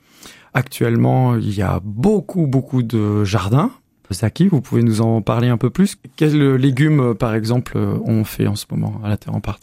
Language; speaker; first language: French; native; French